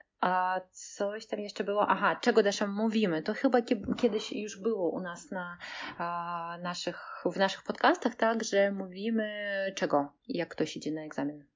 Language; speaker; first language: Polish; native; Polish